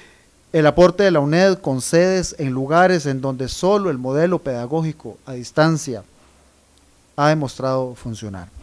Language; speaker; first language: Spanish; native; Spanish